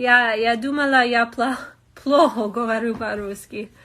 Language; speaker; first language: Russian; non-native, learner; English